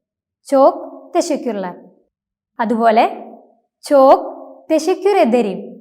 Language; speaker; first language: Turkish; non-native, fluent; Malayalam